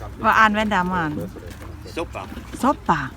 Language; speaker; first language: Swedish; non-native, learner; Thai